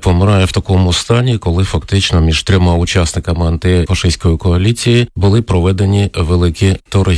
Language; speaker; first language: Ukrainian; native; Ukrainian